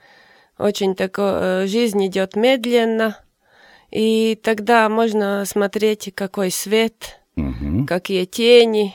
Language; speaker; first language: Russian; non-native, fluent; Latvian